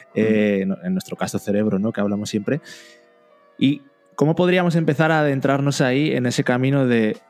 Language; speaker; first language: Spanish; native; Spanish